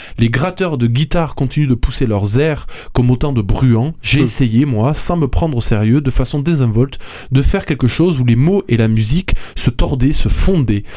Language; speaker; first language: French; native; French